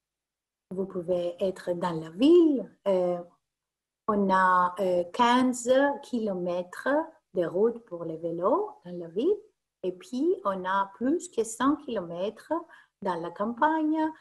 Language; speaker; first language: French; non-native, fluent; Greek